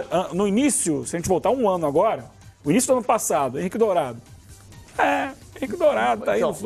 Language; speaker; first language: Portuguese; native; Portuguese